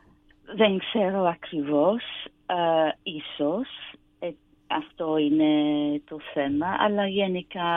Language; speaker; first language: Greek; non-native, learner; English